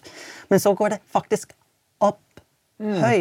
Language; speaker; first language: Norwegian; non-native, fluent; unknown